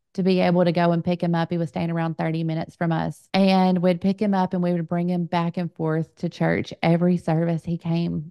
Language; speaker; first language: English; native; English